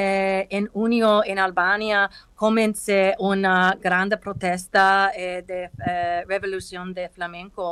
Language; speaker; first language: Spanish; non-native, learner; English